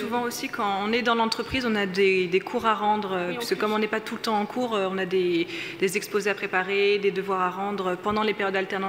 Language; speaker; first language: French; native; French